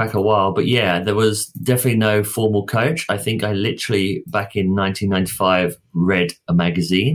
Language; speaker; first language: English; native; English